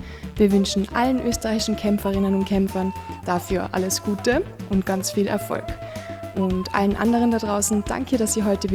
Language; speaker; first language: German; native; German